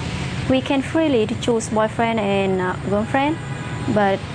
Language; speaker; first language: English; non-native, fluent; Vietnamese